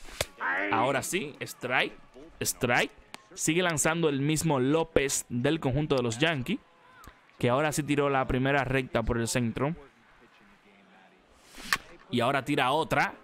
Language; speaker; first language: Spanish; native; Spanish